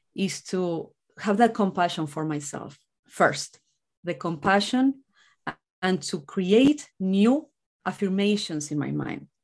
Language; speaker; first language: English; non-native, fluent; Spanish